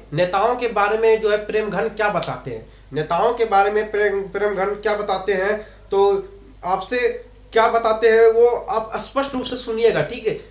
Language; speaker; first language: Hindi; native; Hindi